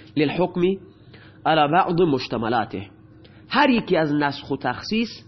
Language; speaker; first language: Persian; non-native, local second language; Baluchi